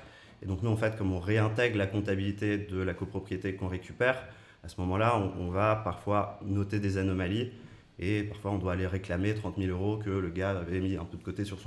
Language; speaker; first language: French; native; French